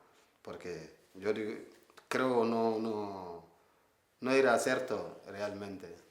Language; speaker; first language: Spanish; non-native, learner; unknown